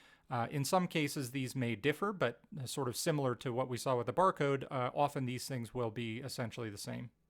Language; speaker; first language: English; native; English